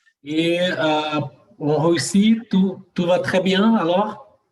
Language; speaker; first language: French; non-native, learner; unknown